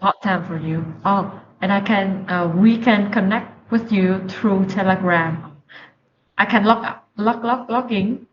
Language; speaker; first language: English; non-native, learner; Vietnamese